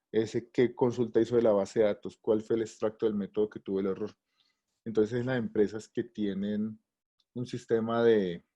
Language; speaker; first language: Spanish; native; Spanish